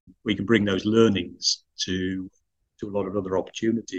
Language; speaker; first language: English; native; English